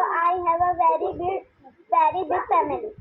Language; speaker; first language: English; non-native, learner; Hindi